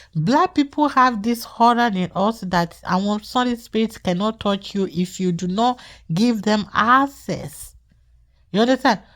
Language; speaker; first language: English; non-native, local second language; Yoruba